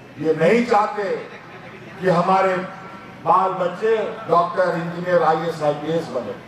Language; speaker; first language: Hindi; non-native, local second language; Santali